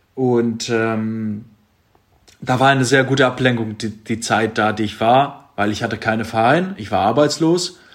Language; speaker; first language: German; non-native, fluent; Greek